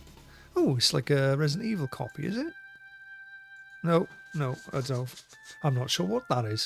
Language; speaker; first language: English; native; English